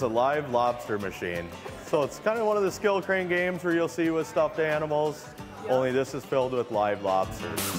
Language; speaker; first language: English; native; English